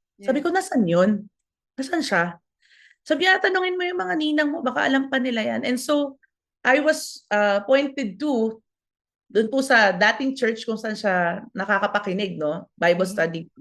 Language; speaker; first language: Filipino; native; Filipino